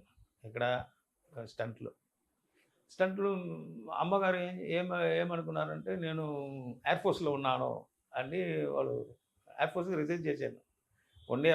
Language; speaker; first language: Telugu; non-native, learner; Tamil